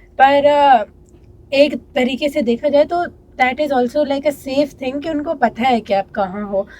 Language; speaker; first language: Urdu; non-native, local second language; Sindhi